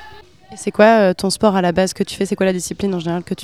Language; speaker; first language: French; native; French